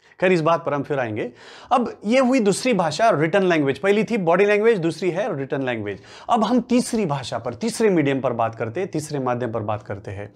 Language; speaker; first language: Hindi; non-native, local second language; Marathi